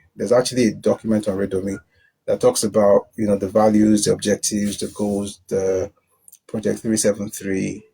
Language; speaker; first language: English; non-native, local second language; Yoruba